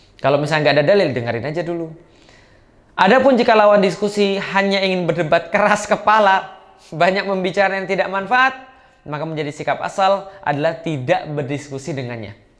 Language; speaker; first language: Indonesian; native; Indonesian